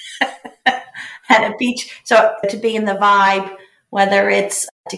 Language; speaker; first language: English; native; English